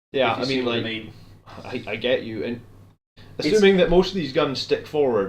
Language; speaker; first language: English; native; English